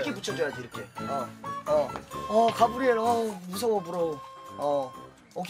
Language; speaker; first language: Korean; native; Korean